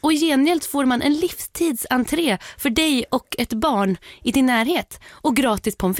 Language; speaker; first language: Swedish; native; Swedish